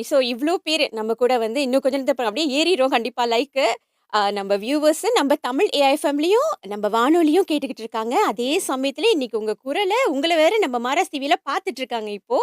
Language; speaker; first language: Tamil; native; Tamil